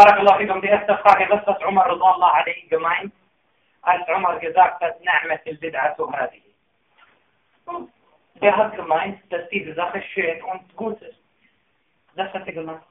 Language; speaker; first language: German; non-native, fluent; Arabic